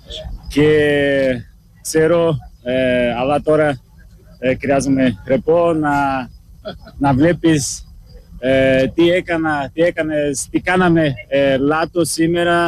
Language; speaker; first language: Greek; non-native, learner; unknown